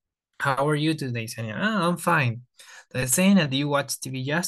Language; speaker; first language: English; non-native, fluent; Spanish